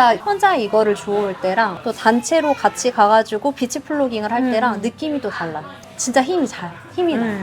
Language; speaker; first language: Korean; native; Korean